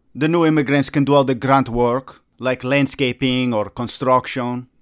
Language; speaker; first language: English; non-native, fluent; Italian